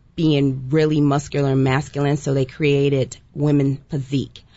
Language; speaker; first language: English; native; English